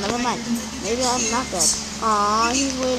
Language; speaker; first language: English; native; English